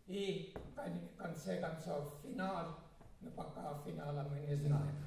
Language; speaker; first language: Russian; non-native, fluent; Estonian